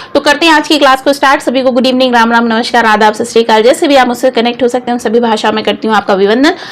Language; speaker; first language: Hindi; native; Hindi